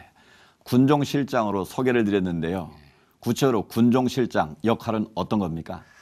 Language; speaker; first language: Korean; native; Korean